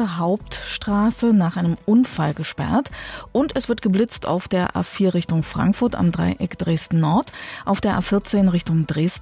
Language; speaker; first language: German; native; German